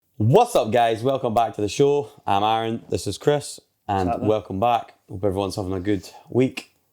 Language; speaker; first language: English; native; English